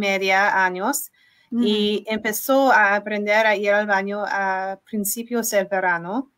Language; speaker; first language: Spanish; non-native, learner; English